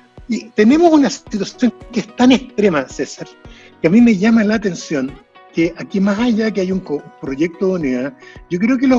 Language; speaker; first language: Spanish; native; Spanish